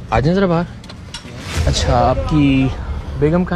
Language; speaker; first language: Urdu; native; Urdu